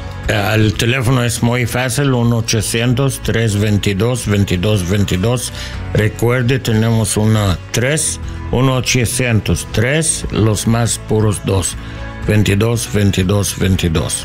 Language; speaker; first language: Spanish; non-native, learner; English